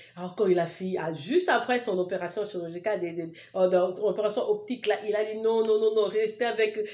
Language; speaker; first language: French; non-native, local second language; Lingala